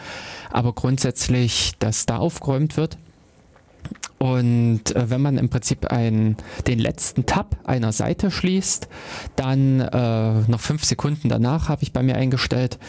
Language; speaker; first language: German; native; German